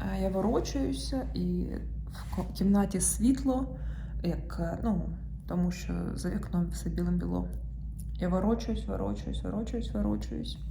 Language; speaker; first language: Ukrainian; non-native, local second language; Russian